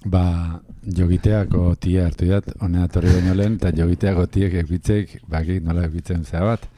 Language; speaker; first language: Basque; native; Basque